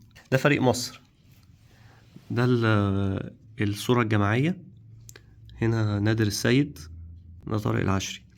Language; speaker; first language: Arabic; native; Arabic